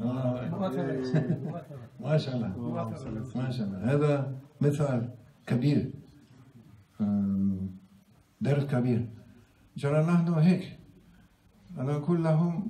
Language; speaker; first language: Arabic; non-native, learner; German